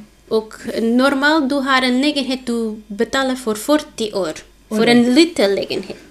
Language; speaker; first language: Swedish; non-native, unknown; Portuguese